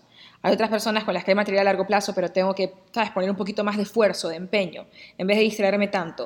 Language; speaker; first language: Spanish; native; Spanish